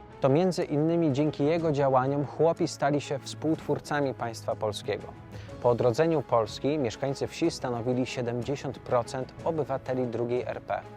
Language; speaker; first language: Polish; native; Polish